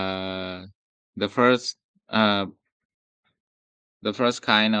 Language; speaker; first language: English; non-native, learner; Vietnamese